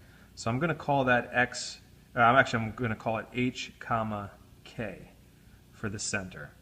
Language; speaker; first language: English; native; English